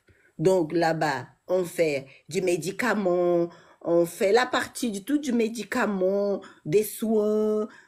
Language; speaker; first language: French; non-native, learner; Portuguese